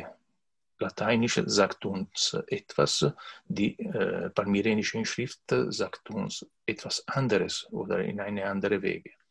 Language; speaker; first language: German; non-native, learner; Italian